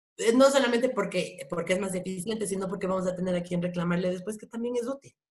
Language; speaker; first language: Spanish; native; Spanish